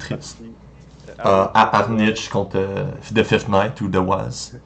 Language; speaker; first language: French; native; French